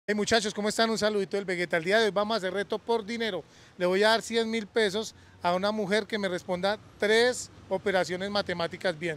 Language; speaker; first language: Spanish; native; Spanish